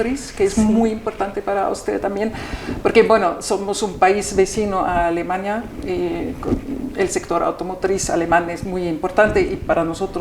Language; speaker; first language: Spanish; non-native, fluent; German